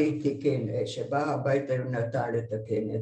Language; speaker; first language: Hebrew; non-native, fluent; Hungarian